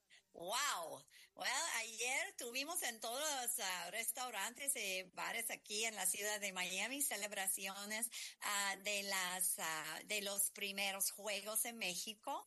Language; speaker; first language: Spanish; non-native, learner; English